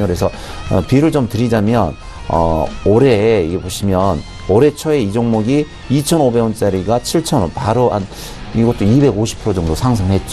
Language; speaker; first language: Korean; native; Korean